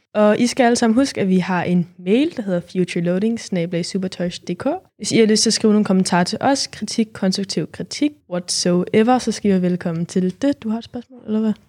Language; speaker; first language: Danish; native; Danish